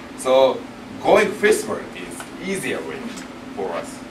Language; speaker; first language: English; non-native, learner; Japanese